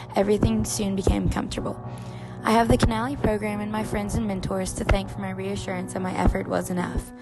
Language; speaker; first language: English; native; English